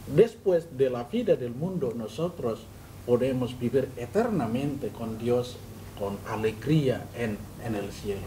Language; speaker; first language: Spanish; non-native, learner; Indonesian